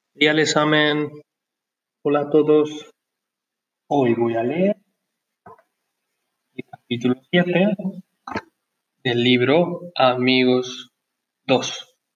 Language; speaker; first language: Spanish; non-native, learner; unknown